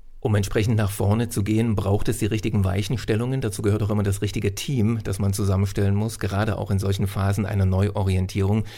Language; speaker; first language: German; native; German